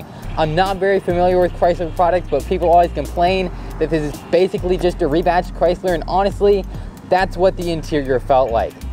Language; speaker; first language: English; native; English